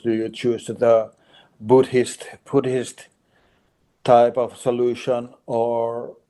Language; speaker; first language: English; non-native, fluent; Finnish